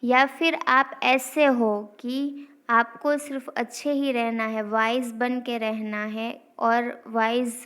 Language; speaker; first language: Hindi; non-native, local second language; Gujarati